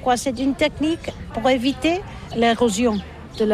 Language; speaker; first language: French; non-native, learner; Catalan